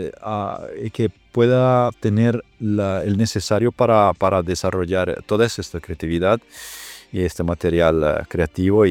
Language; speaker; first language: Spanish; non-native, fluent; Italian